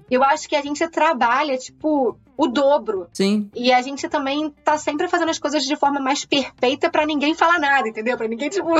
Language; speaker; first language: Portuguese; native; Portuguese